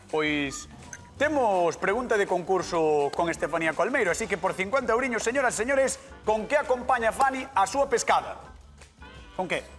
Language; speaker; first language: Galician; native; Galician